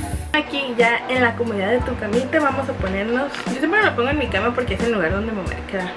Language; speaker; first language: Spanish; native; Spanish